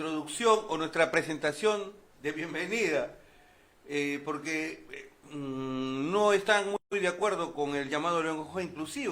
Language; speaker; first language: Spanish; native; Spanish